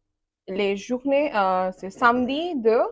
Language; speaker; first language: French; non-native, learner; Bangla